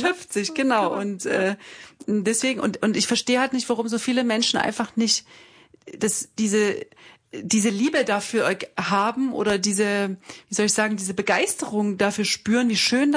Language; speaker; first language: German; native; German